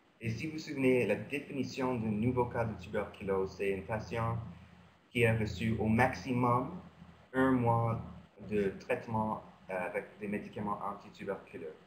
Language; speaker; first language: French; non-native, local second language; English